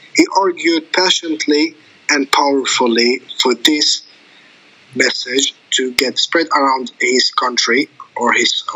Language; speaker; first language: English; non-native, fluent; Arabic